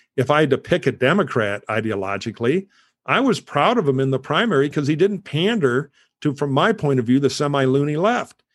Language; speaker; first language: English; native; English